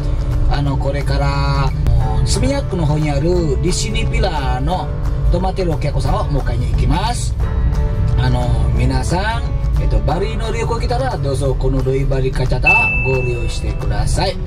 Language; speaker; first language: Japanese; non-native, fluent; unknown